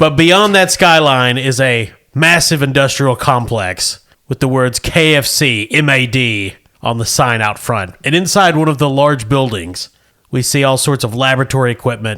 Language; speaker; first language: English; native; English